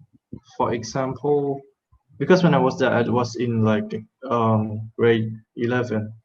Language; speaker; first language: English; non-native, fluent; Thai